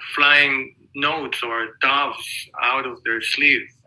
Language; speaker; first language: English; non-native, fluent; Hebrew